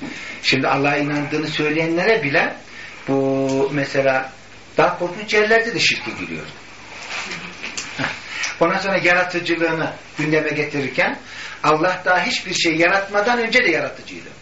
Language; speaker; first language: Turkish; native; Turkish